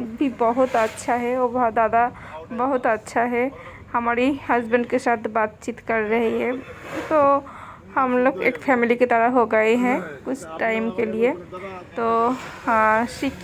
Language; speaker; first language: Hindi; non-native, local second language; Bangla